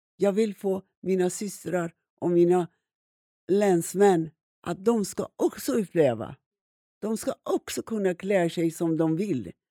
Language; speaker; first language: Swedish; non-native, fluent; Persian